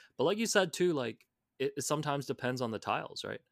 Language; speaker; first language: English; non-native, local second language; Cantonese